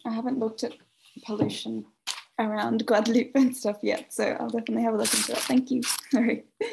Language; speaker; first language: English; native; English